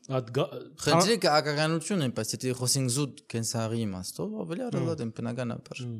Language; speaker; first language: Armenian; early bilingual, heritage; Armenian